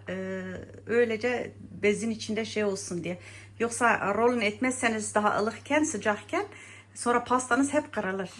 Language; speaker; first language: Turkish; native; Turkish